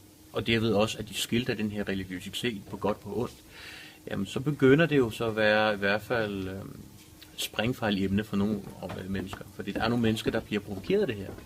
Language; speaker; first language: Danish; native; Danish